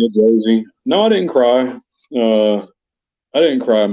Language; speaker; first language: English; native; English